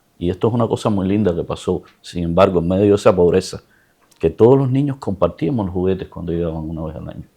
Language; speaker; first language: Spanish; native; Spanish